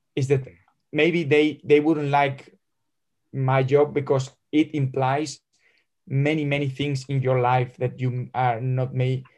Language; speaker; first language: English; non-native, fluent; Spanish